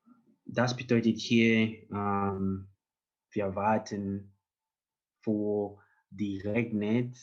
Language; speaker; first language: German; non-native, learner; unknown